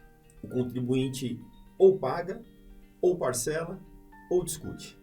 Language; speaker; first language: Portuguese; native; Portuguese